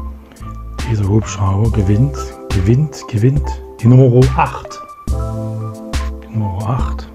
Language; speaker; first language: German; native; German